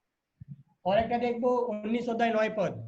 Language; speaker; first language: Bangla; non-native, learner; Hindi